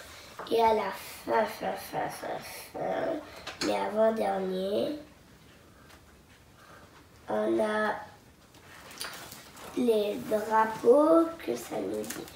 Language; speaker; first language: French; non-native, local second language; English